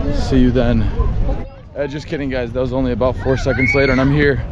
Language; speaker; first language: English; native; English